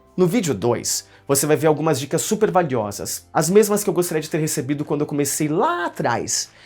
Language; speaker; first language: Portuguese; native; Portuguese